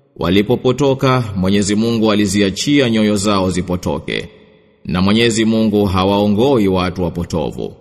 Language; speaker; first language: Swahili; native; Swahili